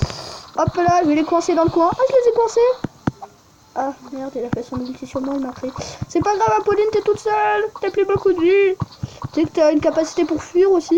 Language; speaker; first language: French; native; French